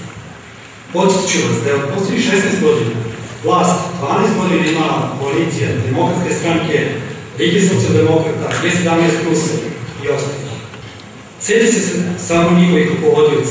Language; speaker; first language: Serbian; native; Serbian